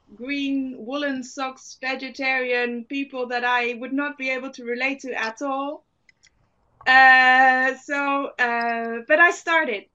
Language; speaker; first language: English; non-native, fluent; Dutch